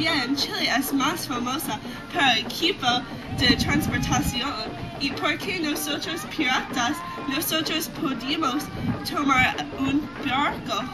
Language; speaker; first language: Spanish; non-native, learner; English